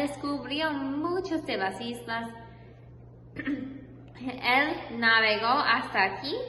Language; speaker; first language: Spanish; non-native, fluent; English